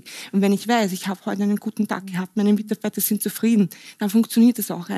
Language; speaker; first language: German; native; German